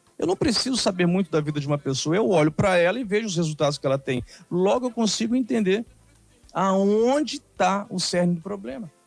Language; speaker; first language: Portuguese; native; Portuguese